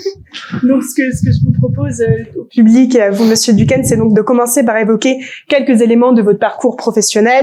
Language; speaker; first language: French; native; French